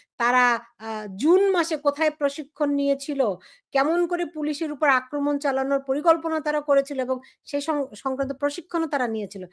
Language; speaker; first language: Bangla; native; Bangla